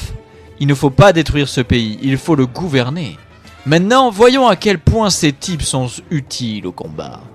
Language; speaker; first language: French; native; French